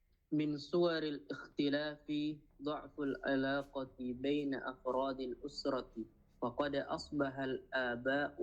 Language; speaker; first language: Arabic; non-native, learner; Indonesian